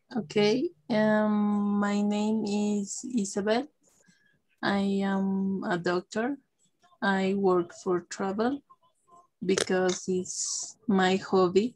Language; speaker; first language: English; non-native, learner; Spanish